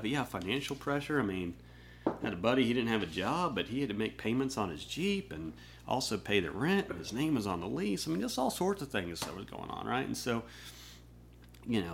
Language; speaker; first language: English; native; English